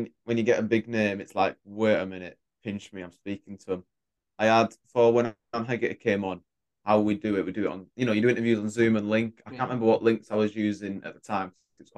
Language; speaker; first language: English; native; English